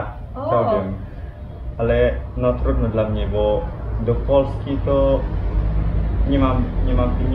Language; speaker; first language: Polish; non-native, learner; Balinese